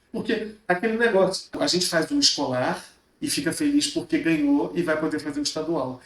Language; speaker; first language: Portuguese; native; Portuguese